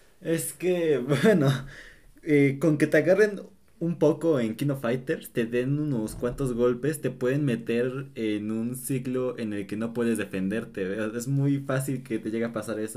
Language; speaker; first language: Spanish; native; Spanish